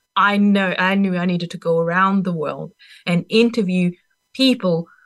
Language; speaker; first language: English; non-native, fluent; German